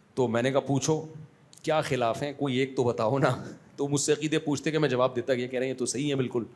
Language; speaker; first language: Urdu; native; Urdu